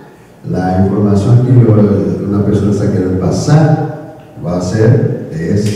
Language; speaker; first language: Spanish; non-native, learner; Korean